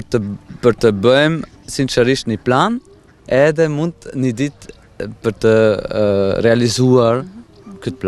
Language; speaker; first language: Albanian; non-native, fluent; German